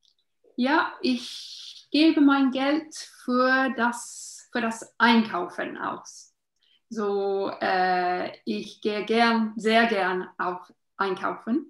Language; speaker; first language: German; non-native, learner; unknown